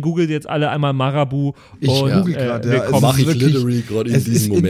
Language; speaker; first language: German; native; German